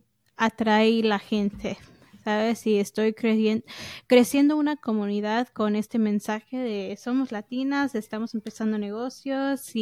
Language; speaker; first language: Spanish; early bilingual, heritage; English